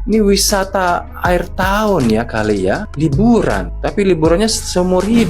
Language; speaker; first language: Indonesian; native; Indonesian